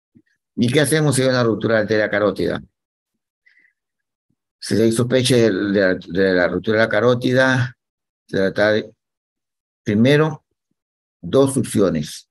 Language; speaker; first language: Spanish; native; Spanish